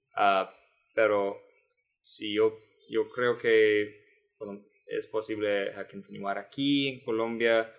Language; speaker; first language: Spanish; non-native, learner; English